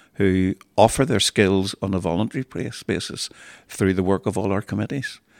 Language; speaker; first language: English; native; English